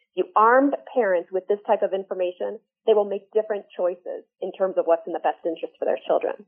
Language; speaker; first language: English; native; English